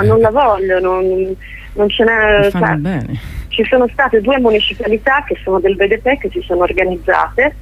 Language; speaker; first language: Italian; native; Italian